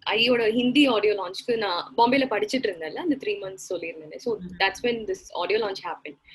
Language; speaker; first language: Tamil; non-native, local second language; Malayalam